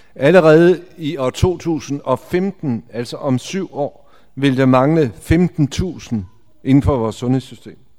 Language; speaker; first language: Danish; native; Danish